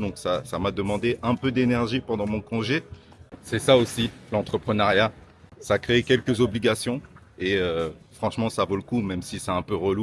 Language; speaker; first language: French; native; French